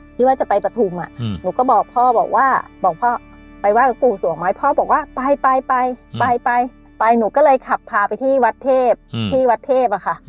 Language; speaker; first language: Thai; native; Thai